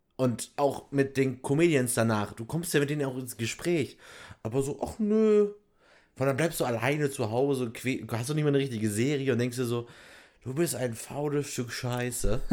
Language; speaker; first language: German; native; German